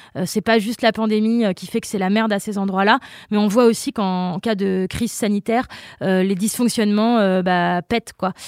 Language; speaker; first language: French; native; French